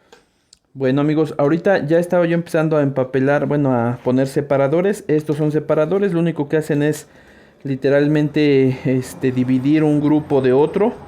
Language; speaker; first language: Spanish; native; Spanish